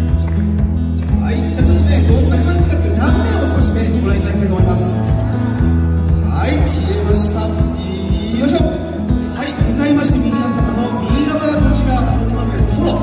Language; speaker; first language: Japanese; native; Japanese